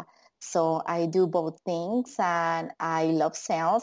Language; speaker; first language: English; non-native, fluent; Spanish